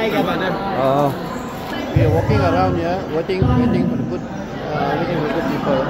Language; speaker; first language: English; non-native, local second language; Malay